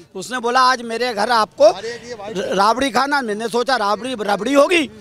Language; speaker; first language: Hindi; native; Hindi